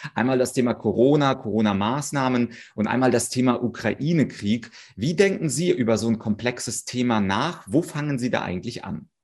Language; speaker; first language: German; early bilingual, other home language; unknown